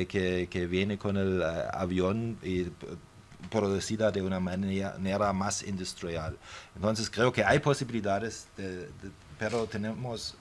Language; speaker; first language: Spanish; non-native, fluent; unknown